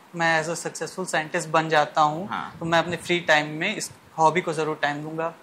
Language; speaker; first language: Hindi; native; Hindi